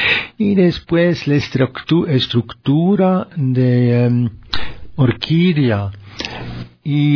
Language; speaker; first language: Spanish; non-native, learner; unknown